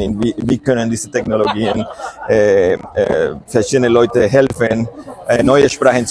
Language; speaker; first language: German; non-native, learner; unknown